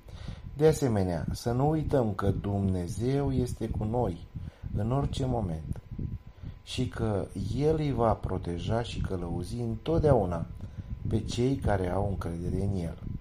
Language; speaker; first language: Romanian; native; Romanian